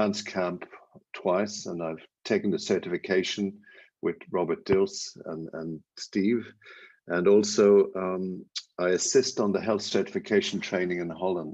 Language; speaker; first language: English; native; English